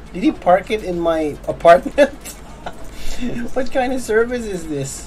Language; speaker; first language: English; non-native, local second language; Cebuano